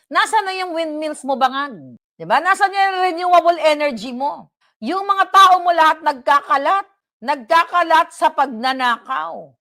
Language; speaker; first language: Filipino; non-native, local second language; Cebuano